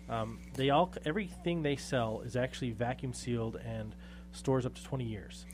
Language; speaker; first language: English; native; English